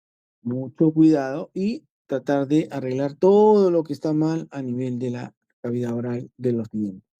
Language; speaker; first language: Spanish; native; Spanish